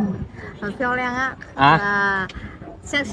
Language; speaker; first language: Chinese; non-native, learner; Vietnamese